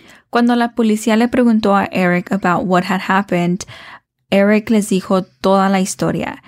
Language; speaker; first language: Spanish; early bilingual, heritage; Spanish